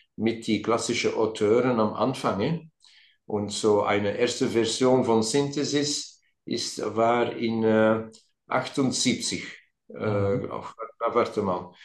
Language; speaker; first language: German; non-native, local second language; Dutch